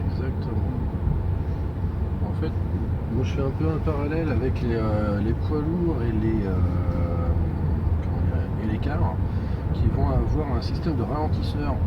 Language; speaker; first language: French; native; French